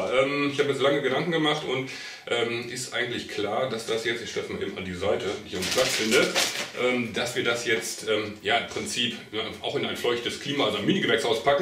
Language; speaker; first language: German; native; German